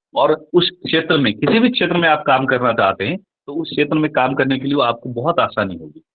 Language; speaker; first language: Hindi; non-native, local second language; Nepali